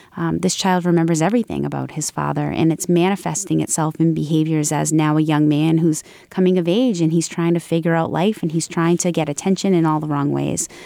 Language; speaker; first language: English; native; English